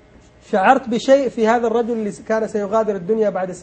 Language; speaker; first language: Arabic; native; Arabic